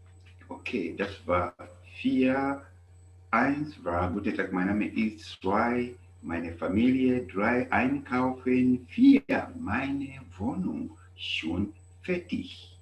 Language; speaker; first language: German; non-native, fluent; English